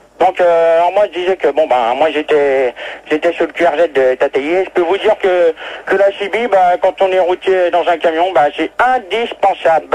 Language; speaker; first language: French; native; French